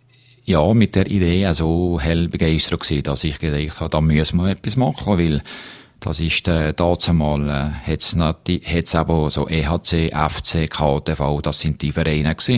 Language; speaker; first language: German; native; German